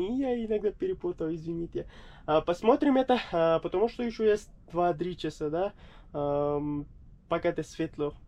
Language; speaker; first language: Russian; non-native, learner; Urdu